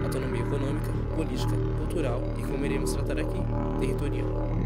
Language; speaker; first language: Portuguese; native; Portuguese